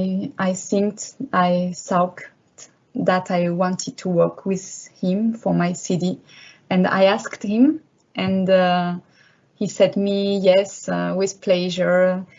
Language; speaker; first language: English; non-native, learner; French